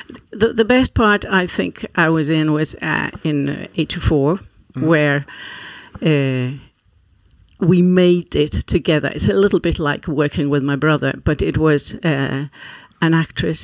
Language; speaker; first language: English; non-native, fluent; Faroese